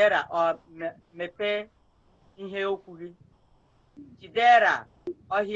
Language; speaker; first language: Igbo; native; Igbo